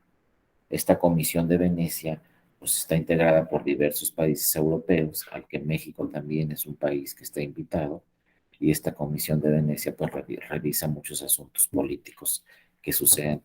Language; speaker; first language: Spanish; native; Spanish